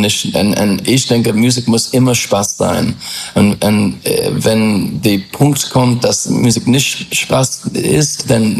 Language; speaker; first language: German; non-native, fluent; English